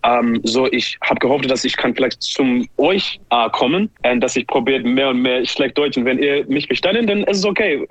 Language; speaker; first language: German; non-native, learner; English